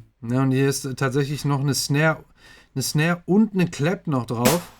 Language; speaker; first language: German; native; German